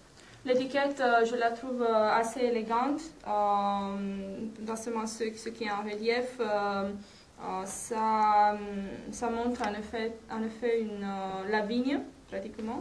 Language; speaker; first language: French; non-native, fluent; Romanian